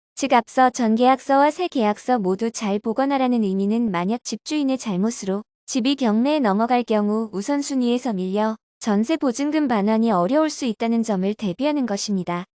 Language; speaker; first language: Korean; native; Korean